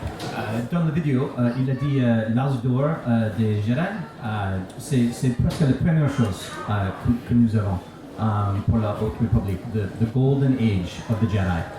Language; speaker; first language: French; non-native, learner; English